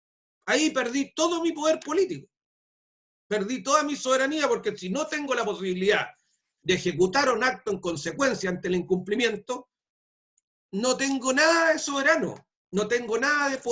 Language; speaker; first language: Spanish; native; Spanish